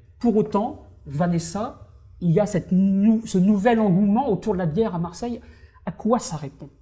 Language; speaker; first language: French; native; French